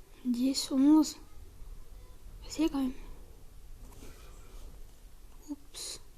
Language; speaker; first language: French; native; French